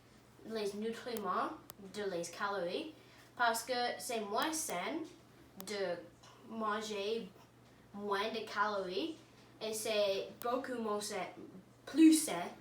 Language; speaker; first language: French; non-native, learner; English